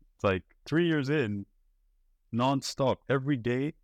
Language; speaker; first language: English; non-native, local second language; Yoruba